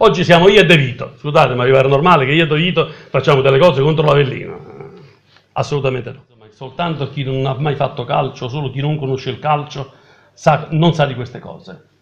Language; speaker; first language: Italian; native; Italian